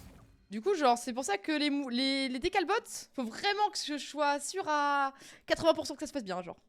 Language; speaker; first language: French; native; French